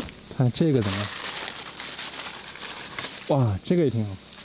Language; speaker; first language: Chinese; native; Chinese